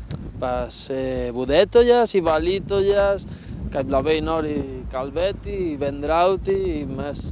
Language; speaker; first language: Lithuanian; non-native, learner; Spanish